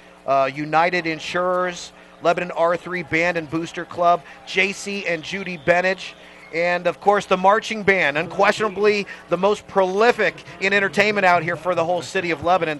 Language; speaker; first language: English; native; English